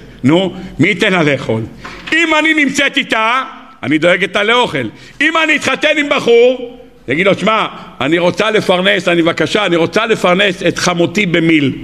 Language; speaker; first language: Hebrew; native; Hebrew